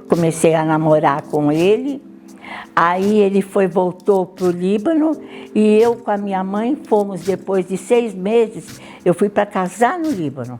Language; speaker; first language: Portuguese; early bilingual, other home language; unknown